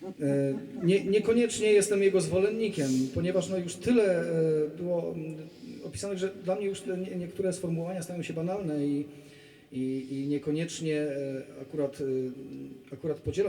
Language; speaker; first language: Polish; native; Polish